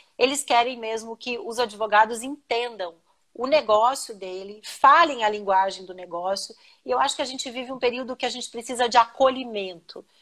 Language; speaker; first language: Portuguese; native; Portuguese